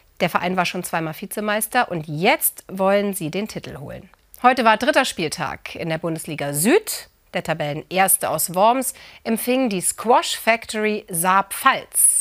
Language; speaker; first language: German; native; German